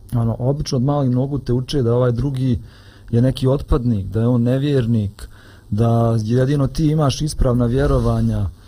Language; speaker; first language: Bosnian; native; Bosnian